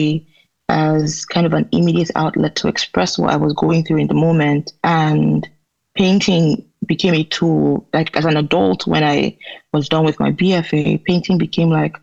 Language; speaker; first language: English; non-native, local second language; Igbo